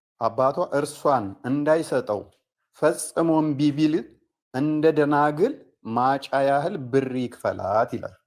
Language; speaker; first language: Amharic; native; Amharic